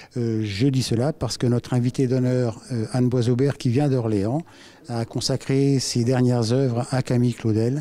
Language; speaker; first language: French; native; French